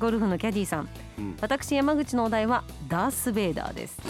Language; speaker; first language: Japanese; native; Japanese